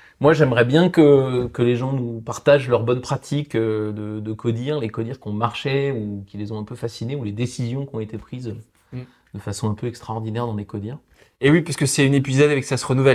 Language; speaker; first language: French; native; French